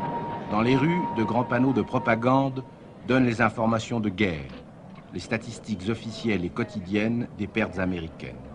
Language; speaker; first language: French; native; French